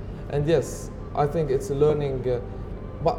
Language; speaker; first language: English; non-native, fluent; Arabic